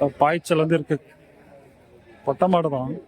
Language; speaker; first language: Tamil; native; Tamil